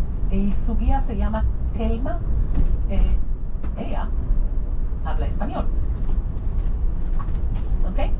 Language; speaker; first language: Spanish; non-native, learner; Hebrew